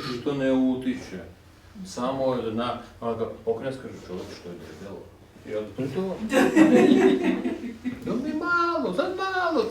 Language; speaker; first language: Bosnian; non-native, fluent; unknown